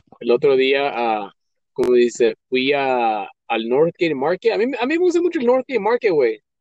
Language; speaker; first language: Spanish; early bilingual, heritage; Spanish